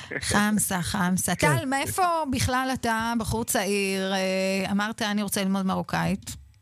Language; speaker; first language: Hebrew; native; Hebrew